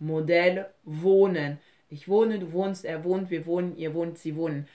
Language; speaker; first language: German; non-native, fluent; French